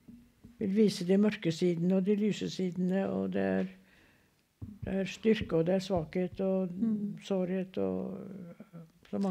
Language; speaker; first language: Norwegian; native; Norwegian